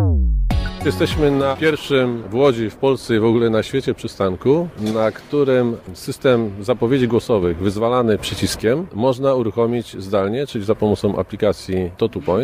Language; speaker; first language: Polish; native; Polish